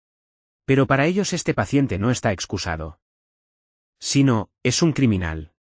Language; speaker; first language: Spanish; non-native, fluent; Arabic